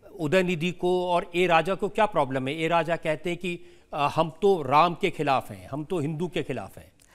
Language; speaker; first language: Hindi; native; Hindi